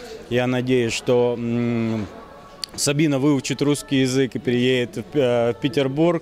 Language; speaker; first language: Russian; native; Russian